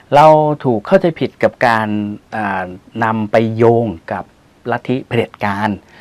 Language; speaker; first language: Thai; native; Thai